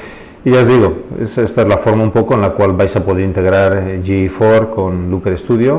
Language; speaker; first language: Spanish; native; Spanish